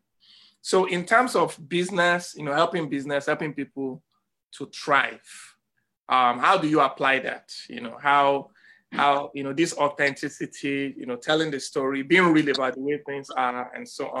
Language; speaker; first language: English; non-native, local second language; Yoruba